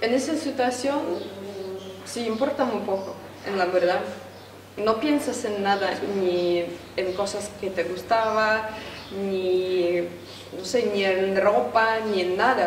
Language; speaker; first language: Spanish; non-native, fluent; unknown